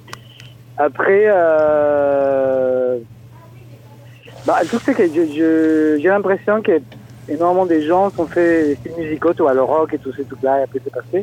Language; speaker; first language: French; non-native, fluent; Spanish